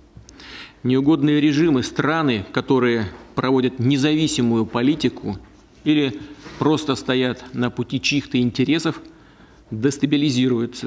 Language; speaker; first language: Russian; native; Russian